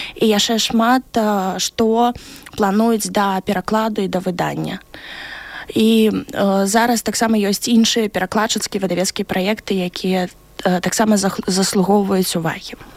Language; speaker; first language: Belarusian; native; Belarusian